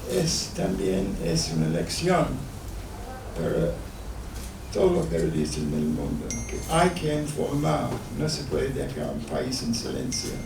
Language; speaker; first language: Spanish; non-native, fluent; English